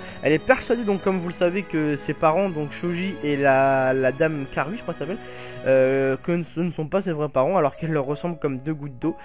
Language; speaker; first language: French; native; French